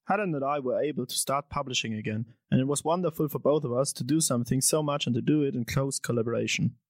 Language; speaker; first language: English; non-native, fluent; German